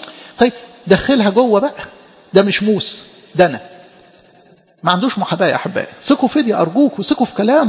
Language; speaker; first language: Arabic; native; Arabic